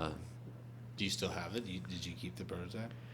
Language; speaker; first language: English; native; English